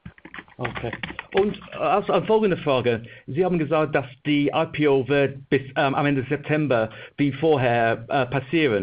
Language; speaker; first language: German; non-native, fluent; English